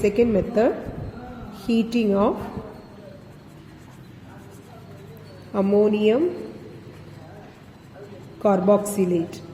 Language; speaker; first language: English; non-native, local second language; Tamil